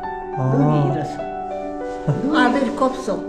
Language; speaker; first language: Korean; non-native, learner; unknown